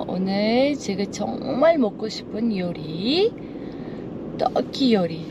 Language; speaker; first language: Korean; non-native, fluent; Uzbek